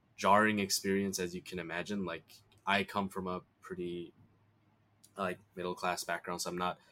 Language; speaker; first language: English; early bilingual, other home language; Bangla